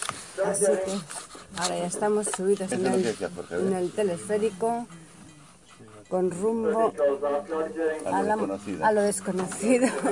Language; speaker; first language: Spanish; native; Spanish